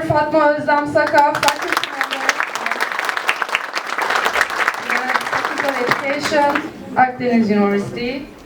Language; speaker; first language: English; non-native, fluent; Turkish